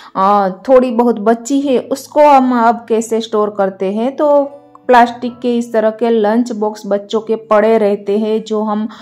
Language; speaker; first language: Hindi; non-native, local second language; Gujarati